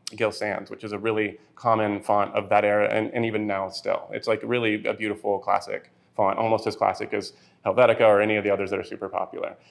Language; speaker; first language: English; native; English